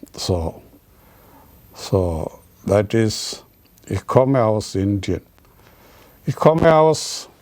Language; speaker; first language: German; non-native, learner; Malayalam